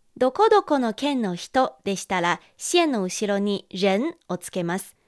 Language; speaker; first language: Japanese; non-native, fluent; Chinese